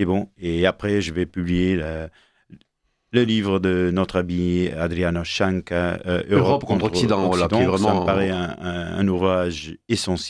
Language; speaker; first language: French; non-native, fluent; Portuguese